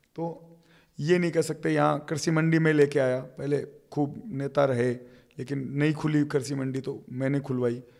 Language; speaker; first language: Hindi; native; Hindi